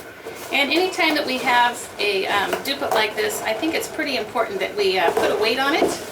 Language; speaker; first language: English; native; English